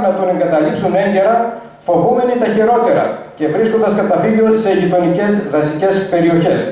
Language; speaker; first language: Greek; native; Greek